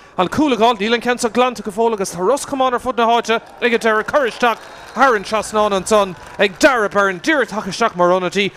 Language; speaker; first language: Irish; native; Irish